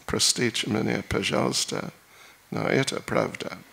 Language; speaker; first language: Russian; non-native, learner; English